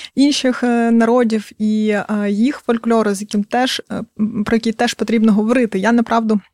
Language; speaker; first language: Ukrainian; native; Ukrainian